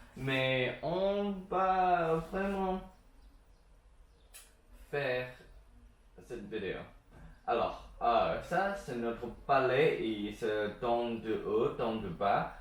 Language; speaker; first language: French; non-native, learner; Chinese